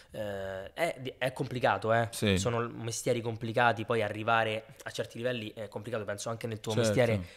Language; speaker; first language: Italian; native; Italian